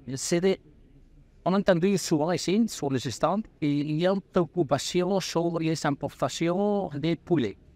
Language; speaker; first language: French; non-native, learner; Spanish